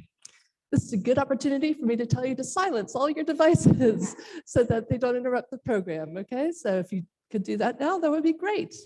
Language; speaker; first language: English; native; English